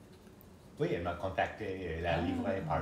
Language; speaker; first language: French; non-native, fluent; English